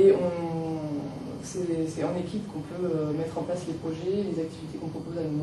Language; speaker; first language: French; native; French